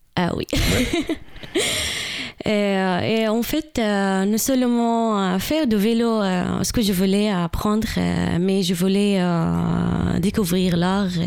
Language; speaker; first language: French; non-native, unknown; Arabic